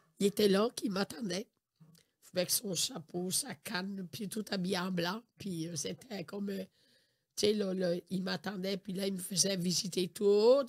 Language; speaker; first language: French; non-native, fluent; Italian